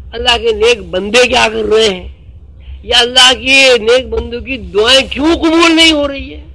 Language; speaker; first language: Urdu; native; Urdu